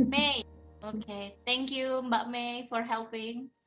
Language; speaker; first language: English; non-native, learner; Indonesian